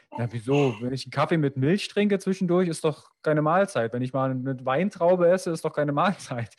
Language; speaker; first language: German; native; German